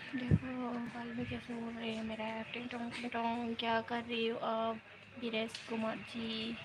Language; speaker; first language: Hindi; non-native, local second language; Kok Borok